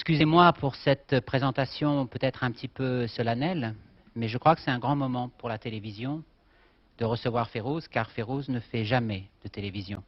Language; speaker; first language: French; native; French